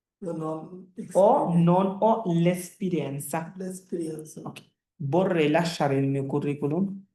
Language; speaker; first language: Italian; non-native, learner; Bangla